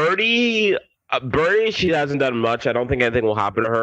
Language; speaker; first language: English; native; English